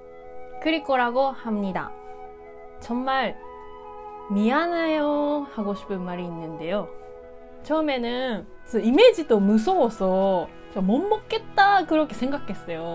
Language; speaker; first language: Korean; non-native, learner; Japanese